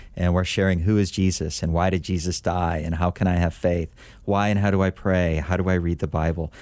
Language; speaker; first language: English; native; English